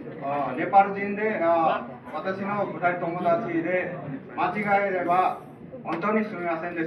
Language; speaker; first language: Japanese; non-native, learner; Nepali